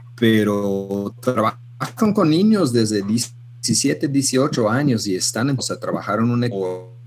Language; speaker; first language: Spanish; non-native, fluent; English